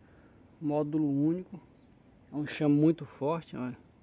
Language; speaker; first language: Portuguese; native; Portuguese